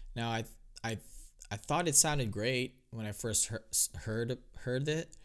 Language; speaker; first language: English; non-native, local second language; Filipino